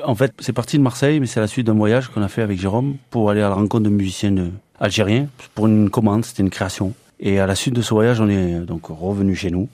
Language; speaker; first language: French; early bilingual, other home language; Arabic